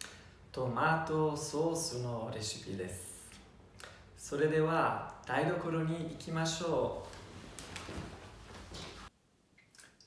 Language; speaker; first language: Japanese; non-native, learner; Italian